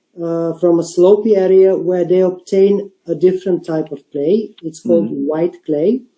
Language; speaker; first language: English; non-native, fluent; Bulgarian